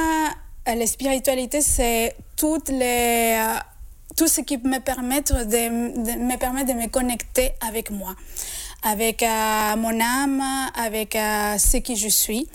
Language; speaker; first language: French; non-native, fluent; Spanish